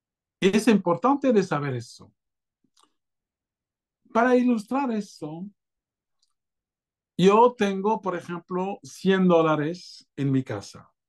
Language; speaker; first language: Spanish; non-native, fluent; French